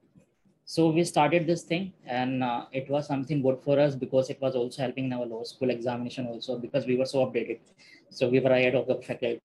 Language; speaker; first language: English; non-native, local second language; Hindi